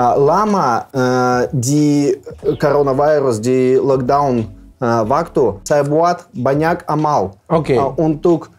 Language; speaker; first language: Indonesian; non-native, learner; Russian